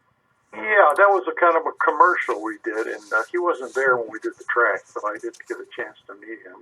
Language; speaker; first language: English; native; English